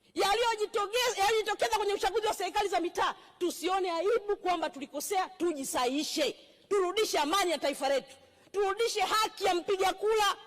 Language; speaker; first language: Swahili; native; Swahili